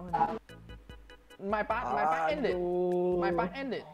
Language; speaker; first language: English; non-native, learner; Vietnamese